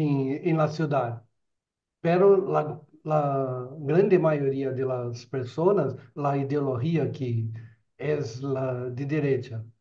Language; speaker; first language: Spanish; non-native, fluent; Portuguese